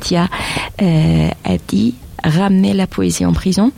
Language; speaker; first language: French; non-native, fluent; Persian